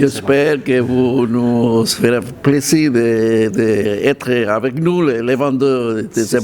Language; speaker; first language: French; non-native, fluent; Spanish